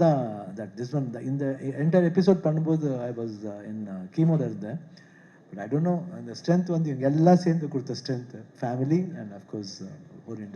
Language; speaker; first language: Tamil; non-native, local second language; Kannada